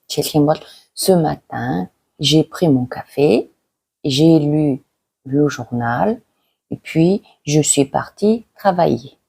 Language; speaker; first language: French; non-native, fluent; Mongolian